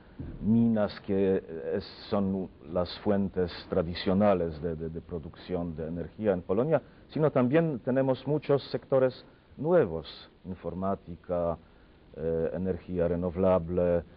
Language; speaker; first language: Spanish; non-native, fluent; Polish